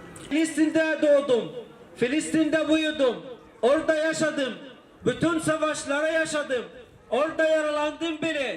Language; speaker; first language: Turkish; non-native, fluent; Arabic